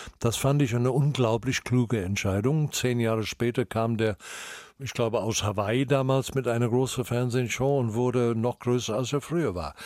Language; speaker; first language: German; non-native, fluent; English